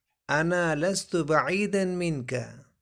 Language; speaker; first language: Arabic; non-native, fluent; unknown